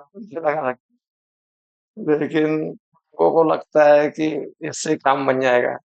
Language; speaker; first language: Hindi; non-native, local second language; Marathi